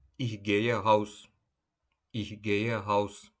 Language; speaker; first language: German; non-native, fluent; Ukrainian